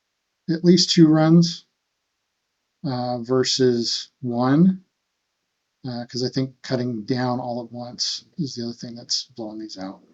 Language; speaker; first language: English; native; English